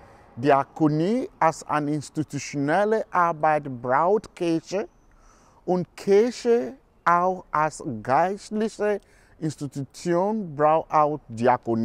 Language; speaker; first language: German; non-native, fluent; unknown